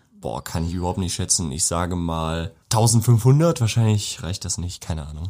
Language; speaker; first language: German; native; German